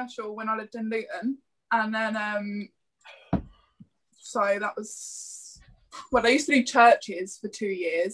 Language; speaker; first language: English; native; English